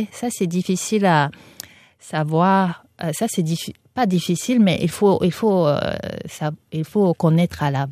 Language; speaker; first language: French; non-native, fluent; Japanese